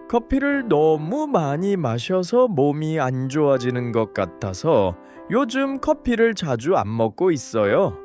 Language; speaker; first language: Korean; non-native, fluent; Uzbek